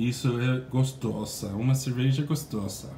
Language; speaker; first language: Portuguese; non-native, learner; English